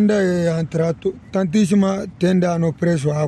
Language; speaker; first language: Italian; non-native, learner; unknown